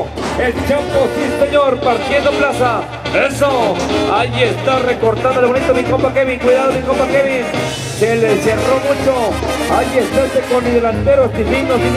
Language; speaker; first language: Spanish; native; Spanish